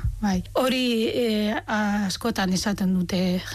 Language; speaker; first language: Basque; non-native, fluent; Arabic